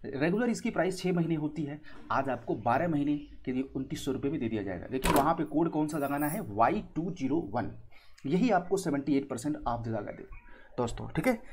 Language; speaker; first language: Hindi; native; Hindi